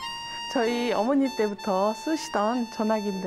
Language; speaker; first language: Korean; native; Korean